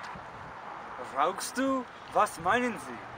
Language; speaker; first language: German; non-native, learner; English